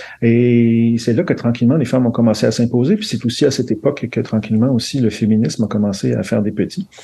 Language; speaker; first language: French; native; French